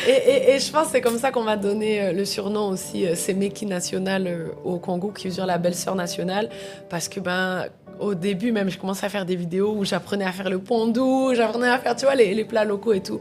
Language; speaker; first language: French; native; French